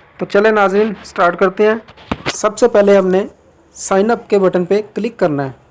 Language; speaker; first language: Urdu; non-native, local second language; Punjabi